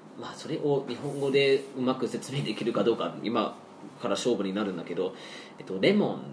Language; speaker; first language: Japanese; non-native, fluent; English